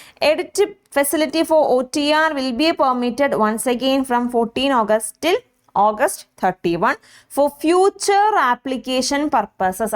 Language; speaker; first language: English; non-native, local second language; Malayalam